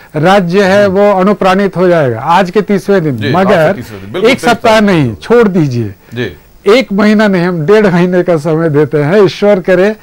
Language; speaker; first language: Hindi; native; Hindi